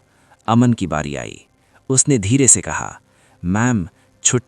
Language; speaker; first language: Hindi; native; Hindi